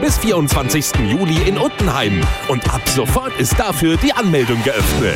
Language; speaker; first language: German; native; German